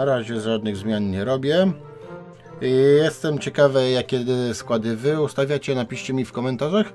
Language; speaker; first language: Polish; native; Polish